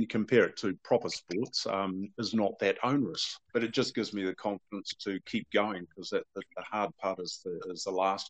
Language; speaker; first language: English; native; English